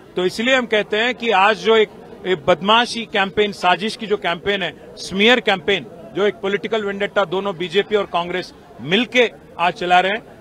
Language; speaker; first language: Hindi; non-native, local second language; Telugu